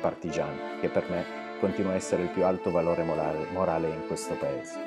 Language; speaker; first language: Italian; native; Italian